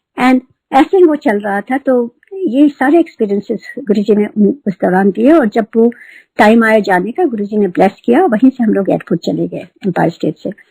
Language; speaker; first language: Hindi; native; Hindi